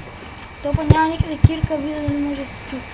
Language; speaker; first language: Bulgarian; native; Bulgarian